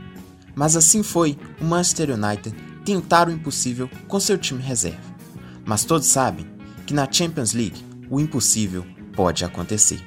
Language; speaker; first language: Portuguese; native; Portuguese